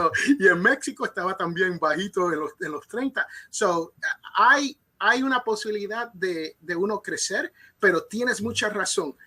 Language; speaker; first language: Spanish; early bilingual, other home language; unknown